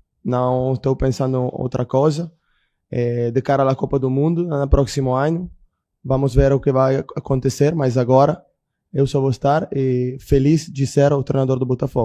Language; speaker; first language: Portuguese; non-native, fluent; Italian